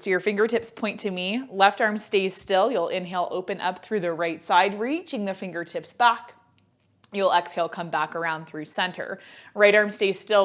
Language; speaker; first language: English; native; English